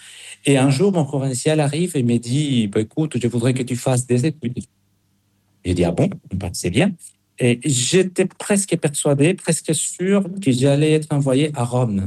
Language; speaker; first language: French; non-native, fluent; Spanish